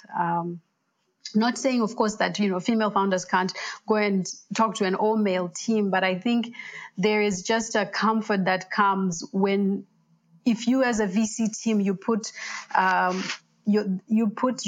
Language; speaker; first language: English; non-native, local second language; Shona